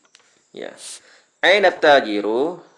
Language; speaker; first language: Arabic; non-native, fluent; Indonesian